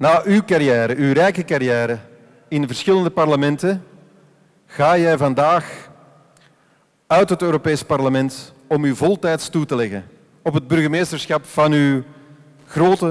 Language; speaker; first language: Dutch; native; Dutch